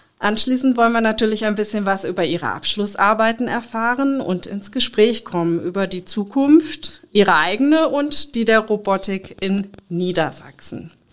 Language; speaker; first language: German; native; German